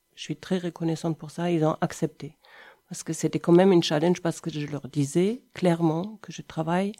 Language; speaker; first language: French; non-native, fluent; German